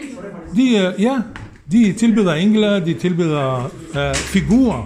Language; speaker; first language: Danish; non-native, fluent; Arabic